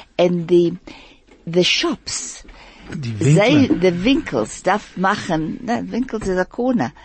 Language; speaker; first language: Yiddish; early bilingual, heritage; Yiddish